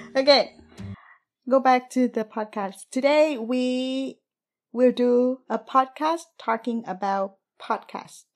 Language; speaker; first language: English; non-native, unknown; Vietnamese